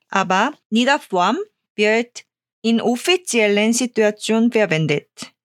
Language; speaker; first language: German; non-native, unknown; Korean